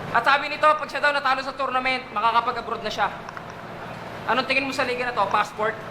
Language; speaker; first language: Filipino; native; Filipino